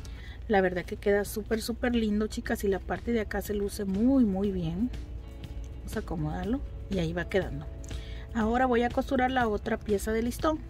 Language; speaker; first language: Spanish; native; Spanish